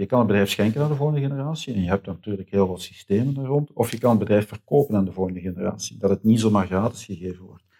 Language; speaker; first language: Dutch; native; Dutch